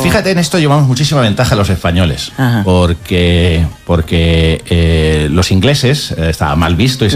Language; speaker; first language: Spanish; native; Spanish